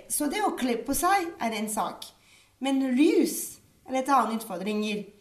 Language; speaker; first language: Norwegian; non-native, fluent; French